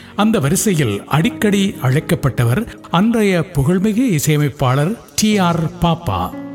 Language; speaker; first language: Tamil; native; Tamil